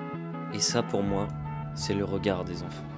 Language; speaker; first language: French; native; French